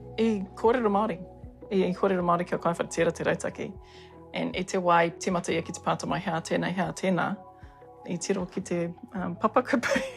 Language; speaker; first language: Māori; non-native, local second language; English